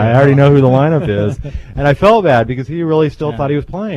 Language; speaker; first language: English; native; English